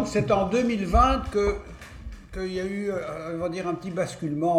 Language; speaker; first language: French; native; French